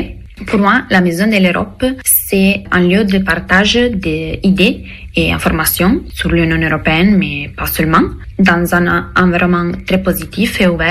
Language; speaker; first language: French; non-native, fluent; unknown